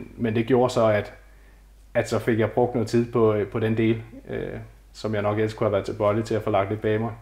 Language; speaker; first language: Danish; native; Danish